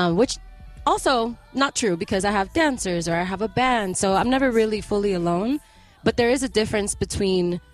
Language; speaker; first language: English; native; English